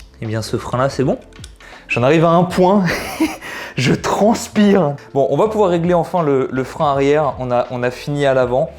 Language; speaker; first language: French; native; French